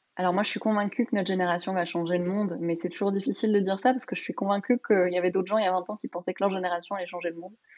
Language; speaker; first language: French; early bilingual, other home language; Arabic